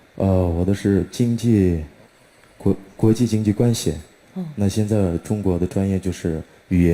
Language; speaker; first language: Chinese; non-native, fluent; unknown